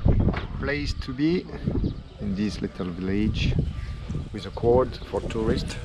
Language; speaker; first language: English; non-native, learner; French